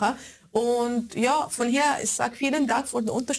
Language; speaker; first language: German; non-native, fluent; Arabic